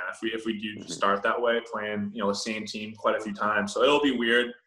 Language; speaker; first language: English; native; English